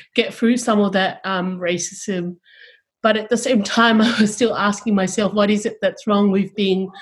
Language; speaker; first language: English; early bilingual, other home language; Tongan